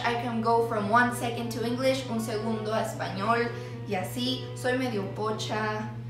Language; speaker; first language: Spanish; early bilingual, heritage; Spanish